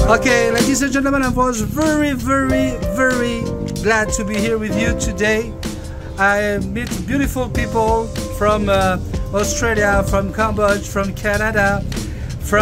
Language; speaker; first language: English; non-native, fluent; French